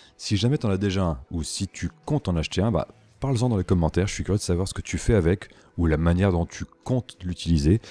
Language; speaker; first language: French; native; French